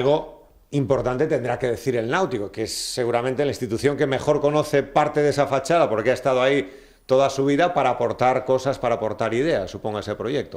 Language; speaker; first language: Spanish; native; Spanish